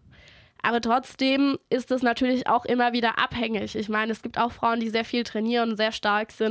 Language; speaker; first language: German; native; German